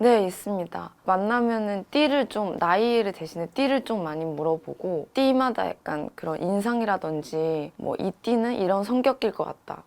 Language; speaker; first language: Korean; non-native, fluent; Chinese